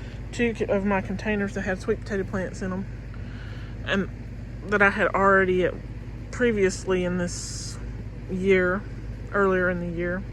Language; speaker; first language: English; native; English